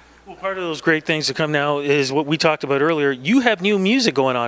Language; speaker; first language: English; native; English